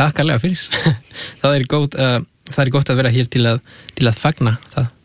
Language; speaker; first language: Icelandic; non-native, fluent; Spanish